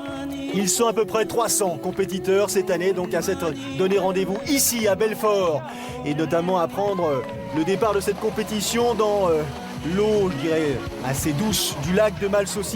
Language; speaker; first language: French; native; French